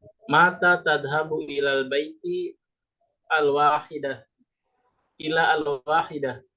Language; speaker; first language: Arabic; non-native, learner; Indonesian